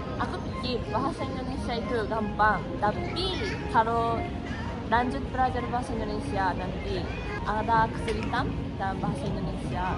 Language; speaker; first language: Indonesian; non-native, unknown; Japanese